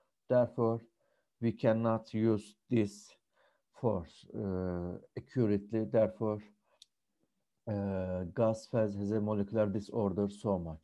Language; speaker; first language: English; non-native, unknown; Turkish